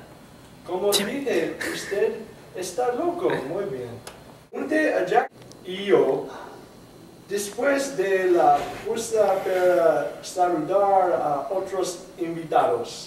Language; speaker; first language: Spanish; non-native, learner; English